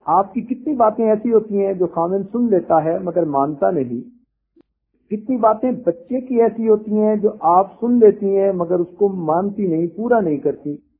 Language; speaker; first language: Urdu; native; Urdu